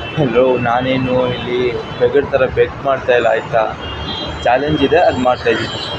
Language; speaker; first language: Kannada; non-native, local second language; Hindi